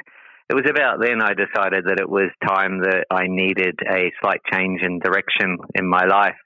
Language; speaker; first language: English; native; English